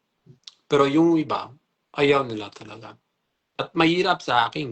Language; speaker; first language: Filipino; non-native, learner; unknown